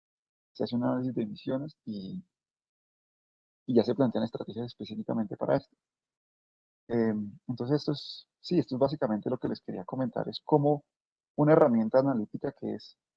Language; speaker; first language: Spanish; native; Spanish